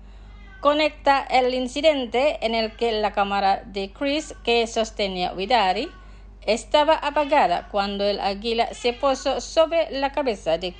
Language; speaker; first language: Spanish; non-native, fluent; Indonesian